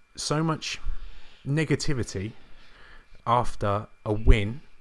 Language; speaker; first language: English; native; English